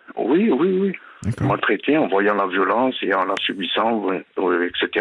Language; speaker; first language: French; native; French